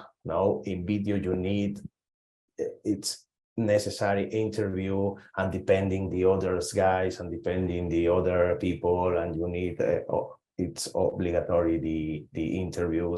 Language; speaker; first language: English; non-native, learner; Spanish